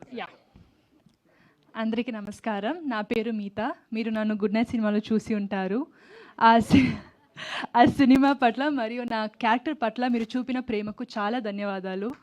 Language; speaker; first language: Telugu; non-native, learner; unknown